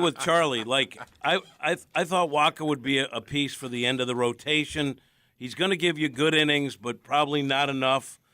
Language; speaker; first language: English; native; English